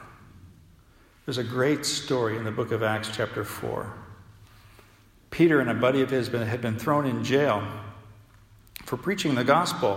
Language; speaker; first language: English; native; English